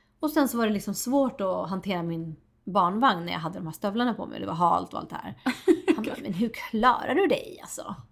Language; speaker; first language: Swedish; native; Swedish